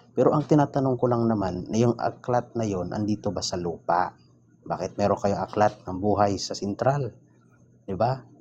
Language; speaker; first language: Filipino; non-native, local second language; Cebuano